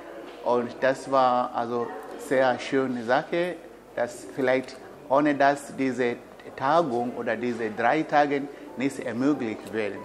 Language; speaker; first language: German; non-native, fluent; Swahili